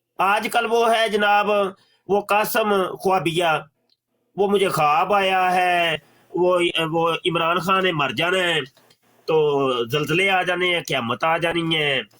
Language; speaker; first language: Urdu; non-native, local second language; Punjabi